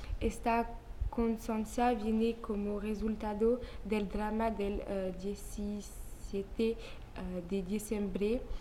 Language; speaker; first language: Spanish; non-native, learner; French